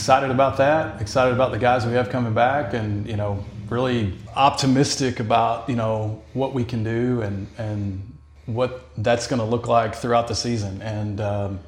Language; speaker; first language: English; native; English